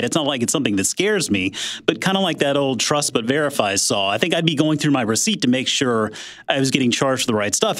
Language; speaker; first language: English; native; English